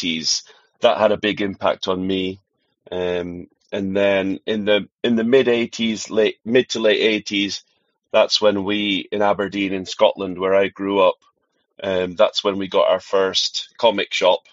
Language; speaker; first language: English; native; English